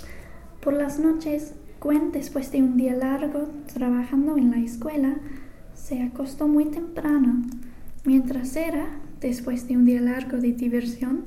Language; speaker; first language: Spanish; non-native, fluent; English